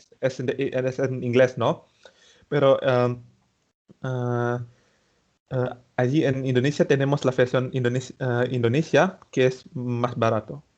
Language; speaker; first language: Spanish; non-native, fluent; Indonesian